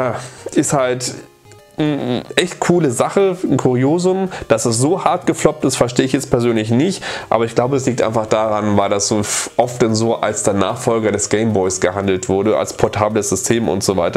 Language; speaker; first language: German; native; German